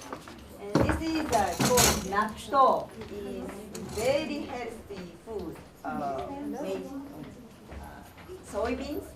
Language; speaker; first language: English; non-native, learner; Japanese